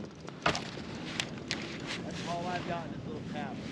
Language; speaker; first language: English; native; English